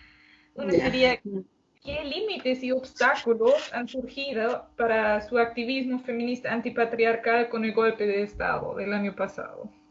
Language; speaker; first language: Spanish; non-native, fluent; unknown